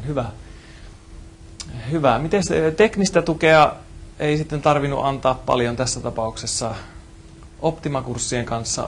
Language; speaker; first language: Finnish; native; Finnish